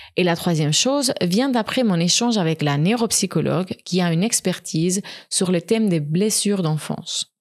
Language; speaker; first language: French; non-native, fluent; Spanish